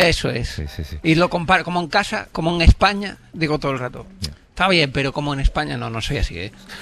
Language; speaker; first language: Spanish; native; Spanish